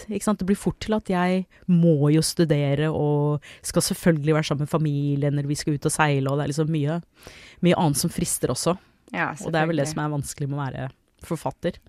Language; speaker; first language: Norwegian; early bilingual, other home language; English